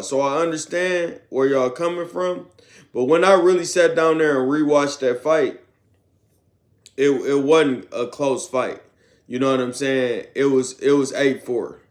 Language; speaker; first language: English; native; English